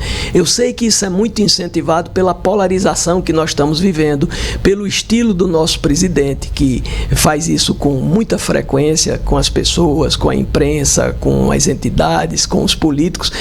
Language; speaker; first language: Portuguese; native; Portuguese